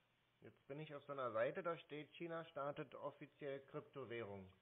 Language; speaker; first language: German; native; German